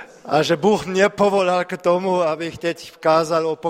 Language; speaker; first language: Czech; non-native, fluent; German